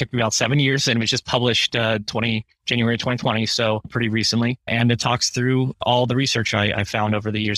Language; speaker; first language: English; native; English